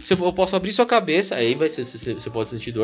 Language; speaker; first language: Portuguese; native; Portuguese